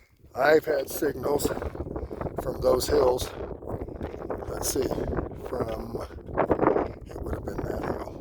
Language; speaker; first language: English; native; English